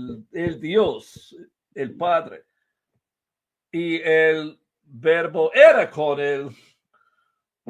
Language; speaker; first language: Spanish; non-native, fluent; English